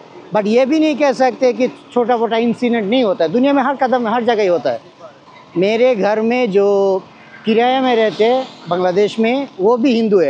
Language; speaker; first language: Hindi; non-native, learner; Bangla